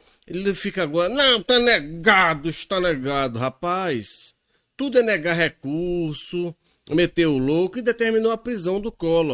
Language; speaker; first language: Portuguese; native; Portuguese